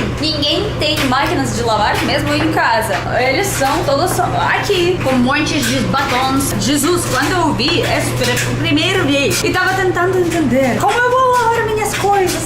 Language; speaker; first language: Portuguese; non-native, fluent; Russian